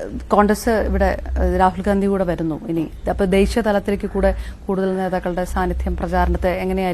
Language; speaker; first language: Malayalam; native; Malayalam